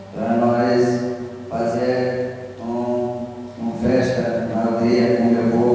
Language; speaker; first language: Portuguese; non-native, local second language; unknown